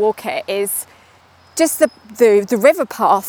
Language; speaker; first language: English; native; English